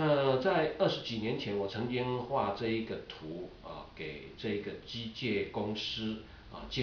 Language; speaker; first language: Chinese; native; Chinese